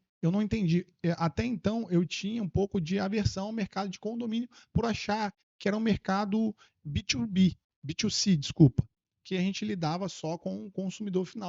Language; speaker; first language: Portuguese; native; Portuguese